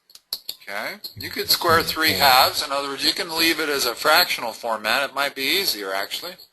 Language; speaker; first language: English; native; English